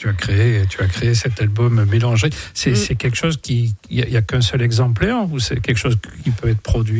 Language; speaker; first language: French; native; French